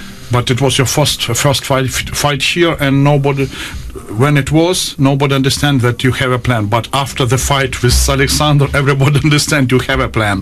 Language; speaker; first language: English; non-native, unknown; Russian